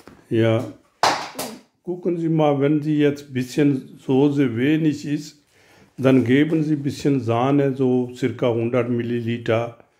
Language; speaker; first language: German; non-native, learner; Urdu